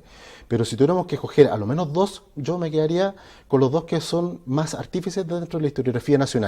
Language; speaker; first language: Spanish; native; Spanish